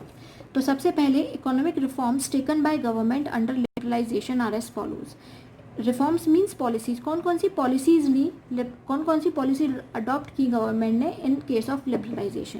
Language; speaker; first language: Hindi; native; Hindi